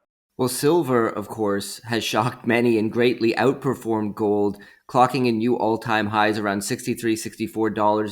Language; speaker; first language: English; native; English